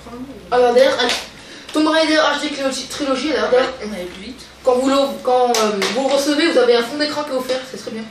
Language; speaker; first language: French; native; French